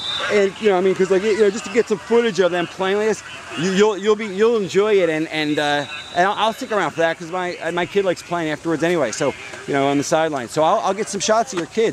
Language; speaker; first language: English; native; English